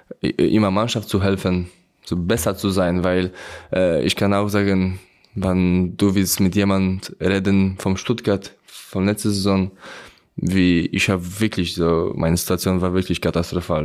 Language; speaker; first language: German; non-native, learner; Polish